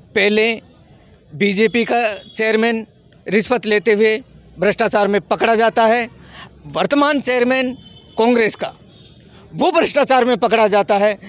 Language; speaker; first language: Hindi; native; Hindi